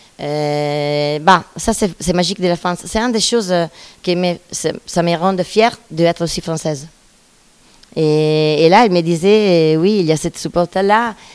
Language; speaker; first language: French; non-native, fluent; Italian